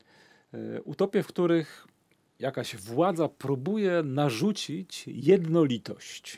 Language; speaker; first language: Polish; native; Polish